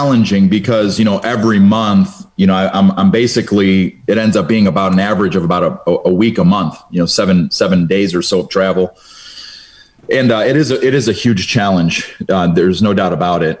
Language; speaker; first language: English; early bilingual, other home language; Romanian